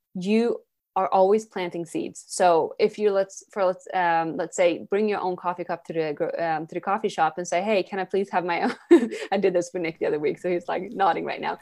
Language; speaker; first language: English; non-native, fluent; Swedish